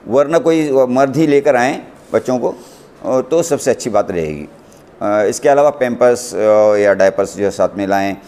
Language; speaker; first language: Hindi; non-native, local second language; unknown